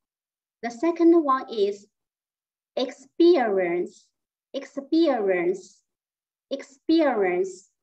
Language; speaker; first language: English; non-native, fluent; Chinese